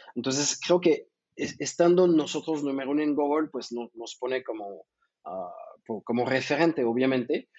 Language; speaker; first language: Spanish; non-native, fluent; French